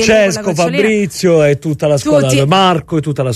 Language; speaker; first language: Italian; native; Italian